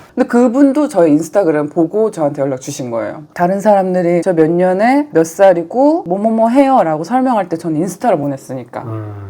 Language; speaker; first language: Korean; native; Korean